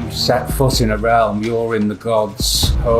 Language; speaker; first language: English; native; English